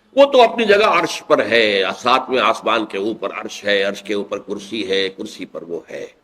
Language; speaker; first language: Urdu; native; Urdu